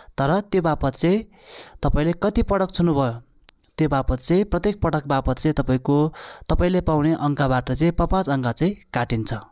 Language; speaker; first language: Nepali; non-native, local second language; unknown